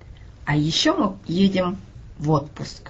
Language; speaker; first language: Russian; non-native, fluent; Finnish